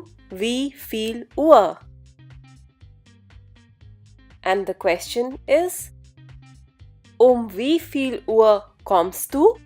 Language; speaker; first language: German; non-native, fluent; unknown